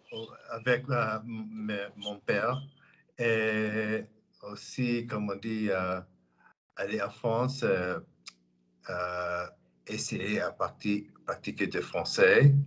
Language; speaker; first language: French; non-native, learner; English